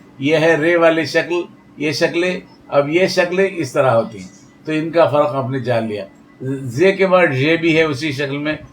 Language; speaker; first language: Urdu; native; Urdu